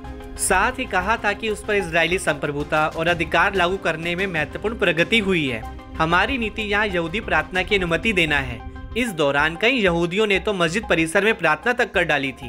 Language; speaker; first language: Hindi; native; Hindi